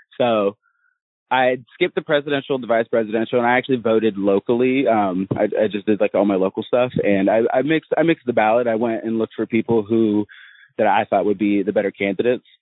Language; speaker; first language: English; native; English